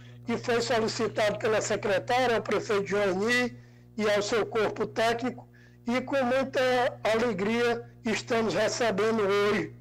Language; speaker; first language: Portuguese; native; Portuguese